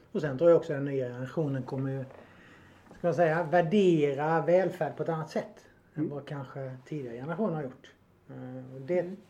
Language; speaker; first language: Swedish; native; Swedish